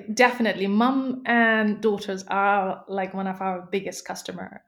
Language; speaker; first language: English; non-native, local second language; Nepali